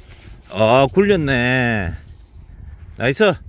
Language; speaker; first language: Korean; native; Korean